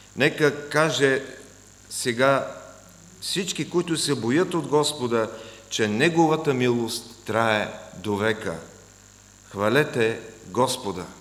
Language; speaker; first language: Bulgarian; non-native, fluent; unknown